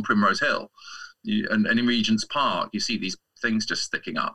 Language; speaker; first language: English; native; English